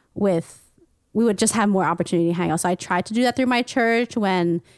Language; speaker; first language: English; native; English